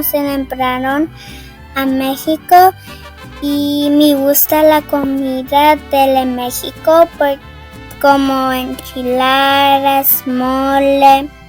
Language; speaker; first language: Spanish; early bilingual, other home language; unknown